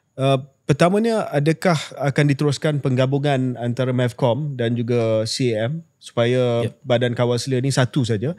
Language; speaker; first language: Malay; native; Malay